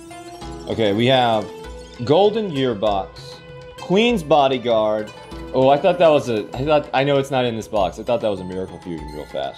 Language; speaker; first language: English; native; English